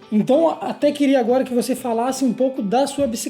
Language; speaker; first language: Portuguese; native; Portuguese